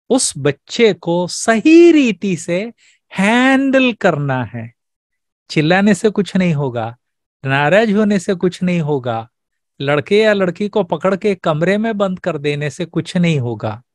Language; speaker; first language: Hindi; native; Hindi